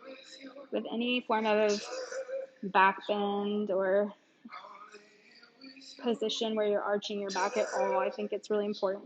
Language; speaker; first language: English; native; English